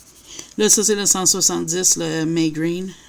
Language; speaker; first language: French; native; French